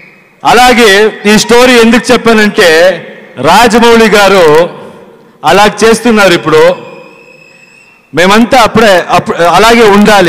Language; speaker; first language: Telugu; non-native, learner; Kannada